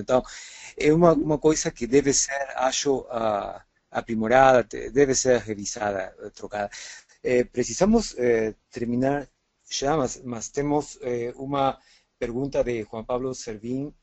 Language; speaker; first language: Portuguese; non-native, fluent; Spanish